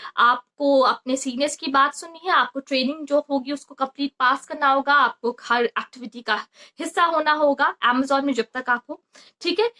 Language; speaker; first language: Hindi; native; Hindi